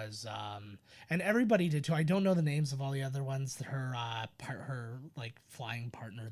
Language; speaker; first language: English; native; English